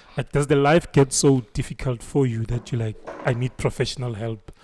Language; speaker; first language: English; non-native, local second language; Zulu